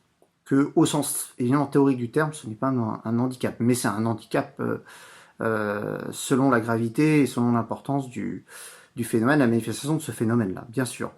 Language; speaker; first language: French; native; French